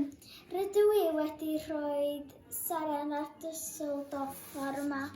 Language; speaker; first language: Welsh; non-native, local second language; English